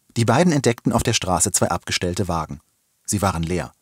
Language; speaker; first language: German; native; German